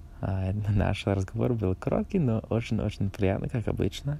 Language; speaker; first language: Russian; non-native, learner; English